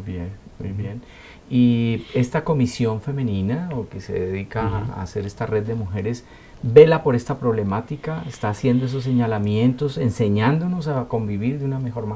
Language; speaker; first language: Spanish; native; Spanish